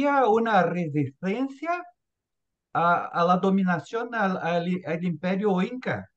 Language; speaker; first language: Spanish; non-native, fluent; Portuguese